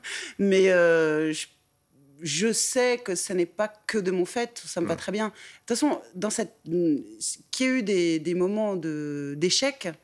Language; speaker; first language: French; native; French